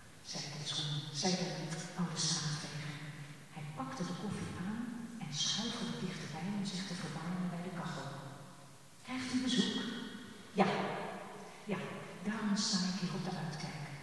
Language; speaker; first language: Dutch; native; Dutch